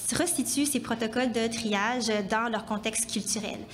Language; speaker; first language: French; native; French